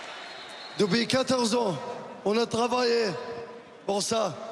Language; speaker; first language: French; non-native, learner; Arabic